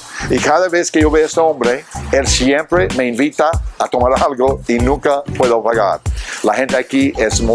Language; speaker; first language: Spanish; non-native, fluent; English